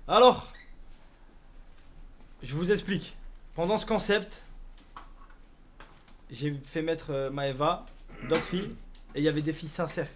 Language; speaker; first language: French; native; French